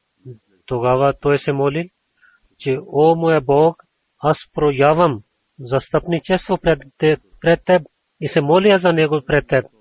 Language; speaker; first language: Bulgarian; non-native, learner; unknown